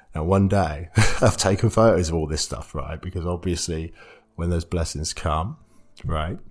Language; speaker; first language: English; native; English